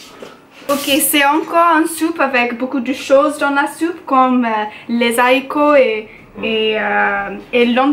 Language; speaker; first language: French; non-native, learner; English